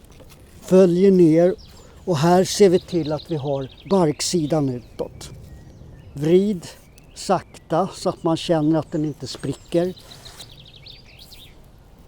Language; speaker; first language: Swedish; native; Swedish